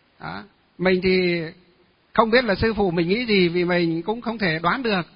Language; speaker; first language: Vietnamese; non-native, local second language; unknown